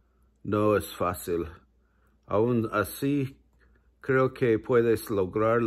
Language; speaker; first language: Spanish; non-native, learner; English